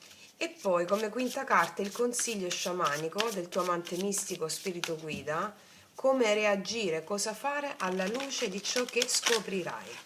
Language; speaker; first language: Italian; native; Italian